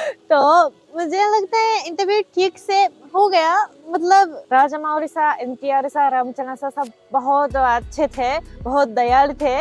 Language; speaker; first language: Hindi; non-native, fluent; Japanese